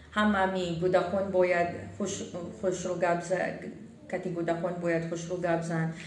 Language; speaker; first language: Tajik; non-native, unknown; Filipino